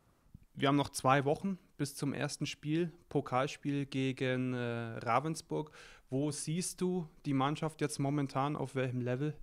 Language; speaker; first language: German; native; German